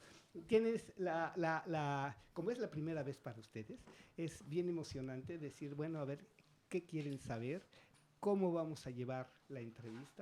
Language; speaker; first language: Spanish; native; Spanish